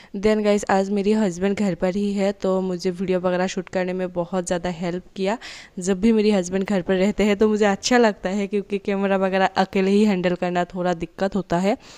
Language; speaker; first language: Hindi; non-native, local second language; Bangla